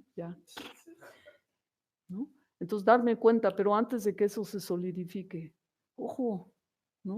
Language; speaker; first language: Spanish; native; Spanish